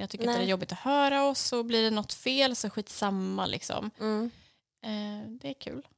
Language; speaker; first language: Swedish; native; Swedish